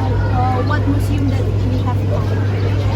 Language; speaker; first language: English; non-native, learner; Indonesian